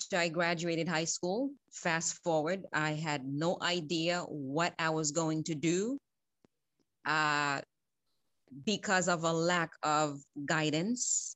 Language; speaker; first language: English; non-native, fluent; Haitian Creole